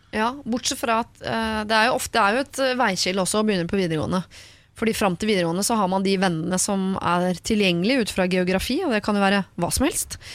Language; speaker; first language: Norwegian; native; Norwegian